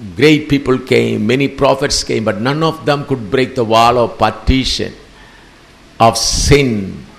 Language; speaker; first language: English; non-native, local second language; Malayalam